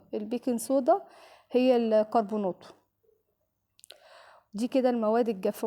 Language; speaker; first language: Arabic; native; Arabic